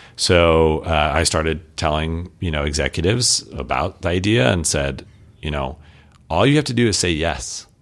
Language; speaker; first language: English; native; English